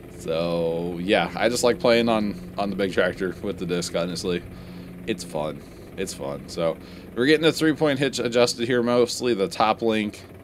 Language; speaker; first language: English; native; English